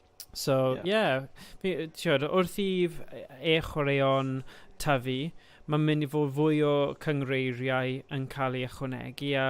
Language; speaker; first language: Welsh; non-native, local second language; English